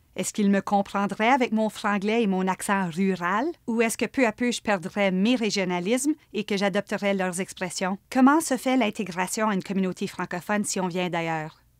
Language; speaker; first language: French; native; French